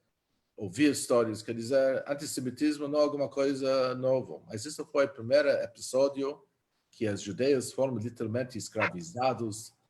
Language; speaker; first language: Portuguese; non-native, fluent; Hebrew